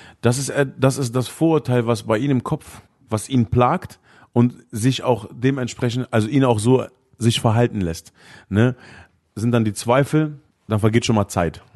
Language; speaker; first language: German; early bilingual, other home language; Arabic